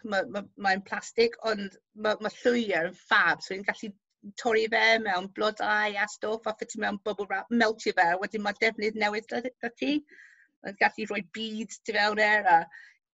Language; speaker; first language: Welsh; non-native, local second language; English